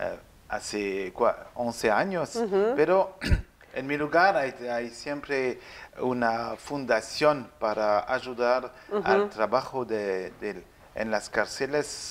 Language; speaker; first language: Spanish; non-native, learner; French